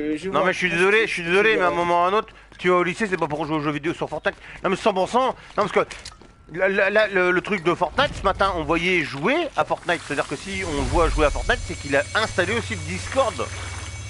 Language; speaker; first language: French; native; French